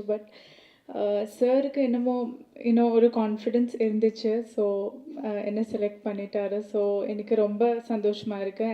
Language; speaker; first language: Tamil; non-native, learner; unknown